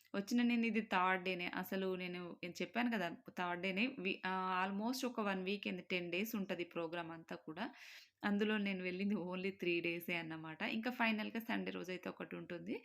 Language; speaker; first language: Telugu; non-native, local second language; Marwari